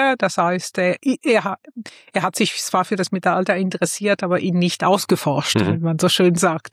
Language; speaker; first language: German; non-native, fluent; Italian